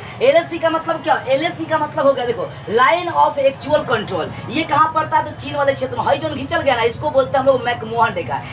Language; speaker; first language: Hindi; native; Hindi